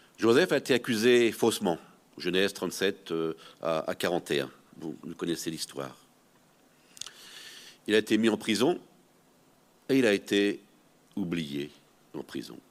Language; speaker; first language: French; native; French